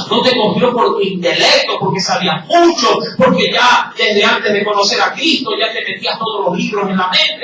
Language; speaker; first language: Spanish; native; Spanish